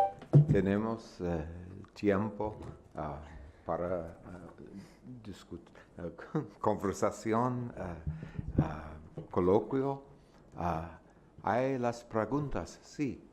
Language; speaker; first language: Spanish; non-native, learner; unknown